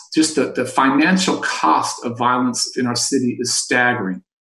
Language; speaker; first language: English; native; English